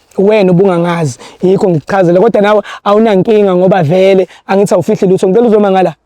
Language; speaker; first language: Zulu; native; Zulu